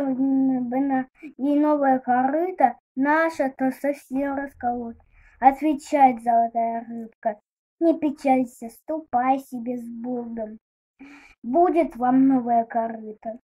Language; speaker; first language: Russian; native; Russian